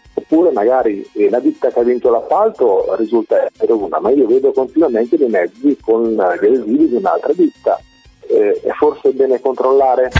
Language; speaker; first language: Italian; native; Italian